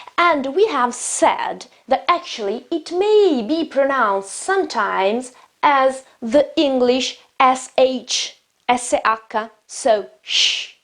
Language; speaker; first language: English; non-native, fluent; Italian